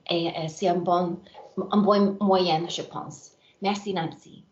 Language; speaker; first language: French; non-native, learner; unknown